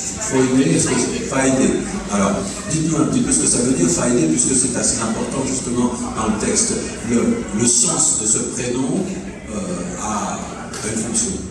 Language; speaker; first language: French; native; French